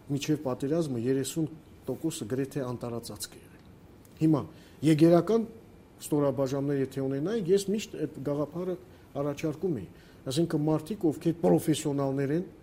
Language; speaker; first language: Armenian; native; Armenian